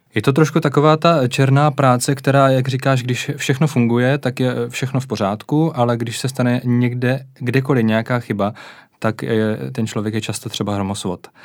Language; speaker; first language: Czech; native; Czech